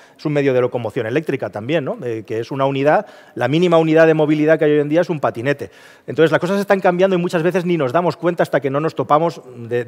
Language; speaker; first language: Spanish; native; Spanish